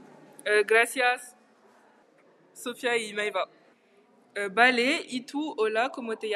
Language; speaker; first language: Spanish; non-native, learner; French